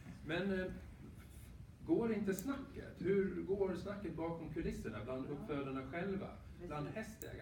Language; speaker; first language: Swedish; native; Swedish